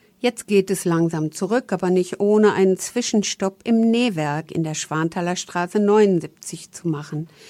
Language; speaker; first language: German; native; German